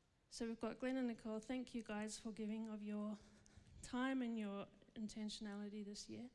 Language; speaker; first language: English; native; English